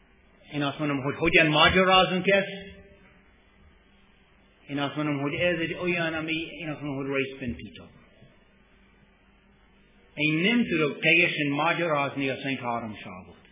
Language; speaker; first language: Hungarian; non-native, fluent; English